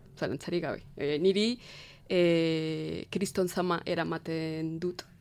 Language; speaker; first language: Basque; non-native, fluent; Spanish